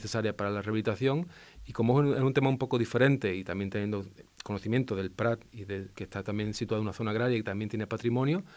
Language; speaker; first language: Spanish; non-native, local second language; Catalan